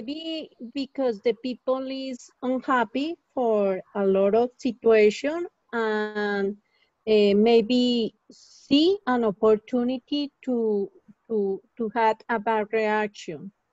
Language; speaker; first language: English; non-native, learner; Spanish